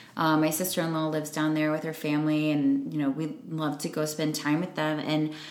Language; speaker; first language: English; native; English